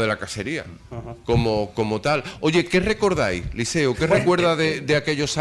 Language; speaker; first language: Spanish; native; Spanish